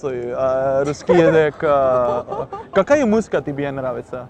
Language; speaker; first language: Russian; non-native, learner; Dutch